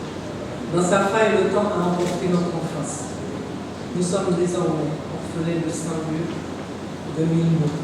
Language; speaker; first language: French; non-native, local second language; Haitian Creole